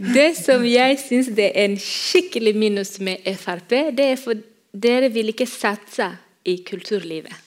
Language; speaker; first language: Norwegian; non-native, fluent; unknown